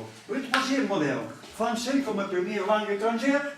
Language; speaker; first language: French; non-native, learner; Catalan